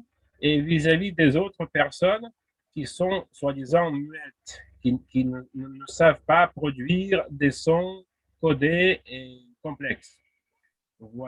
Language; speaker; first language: French; non-native, fluent; Russian